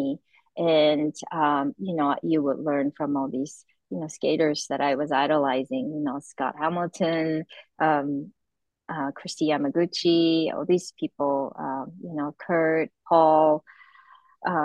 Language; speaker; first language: English; non-native, fluent; Japanese